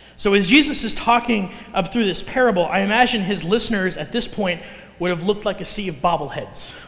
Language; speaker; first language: English; native; English